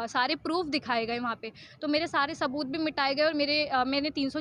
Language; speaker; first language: Hindi; native; Hindi